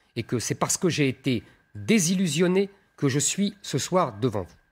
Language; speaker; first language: French; native; French